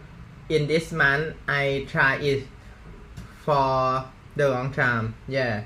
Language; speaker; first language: English; non-native, learner; Thai